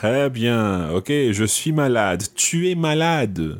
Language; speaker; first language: French; non-native, fluent; English